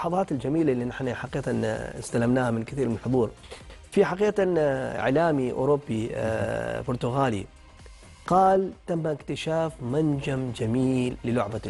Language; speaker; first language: Arabic; native; Arabic